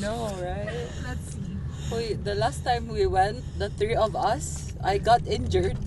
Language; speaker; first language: English; non-native, local second language; Filipino